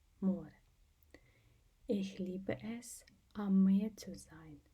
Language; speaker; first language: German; non-native, fluent; Ukrainian